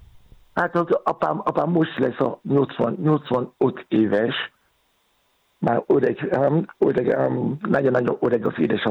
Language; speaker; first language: Hungarian; non-native, learner; Yoruba